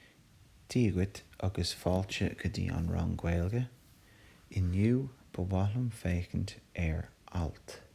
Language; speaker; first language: Irish; non-native, local second language; English